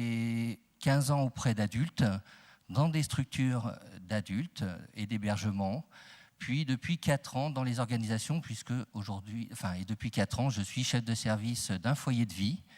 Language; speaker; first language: French; native; French